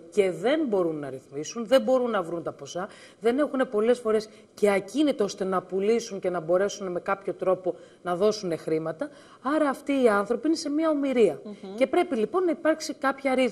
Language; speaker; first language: Greek; native; Greek